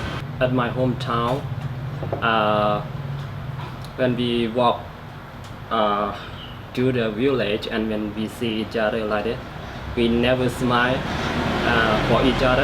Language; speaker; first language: English; non-native, learner; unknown